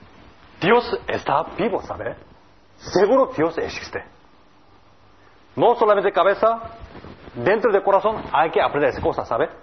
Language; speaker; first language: Spanish; non-native, learner; Korean